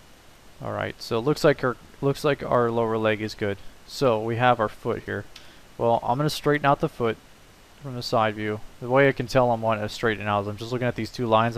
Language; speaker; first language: English; native; English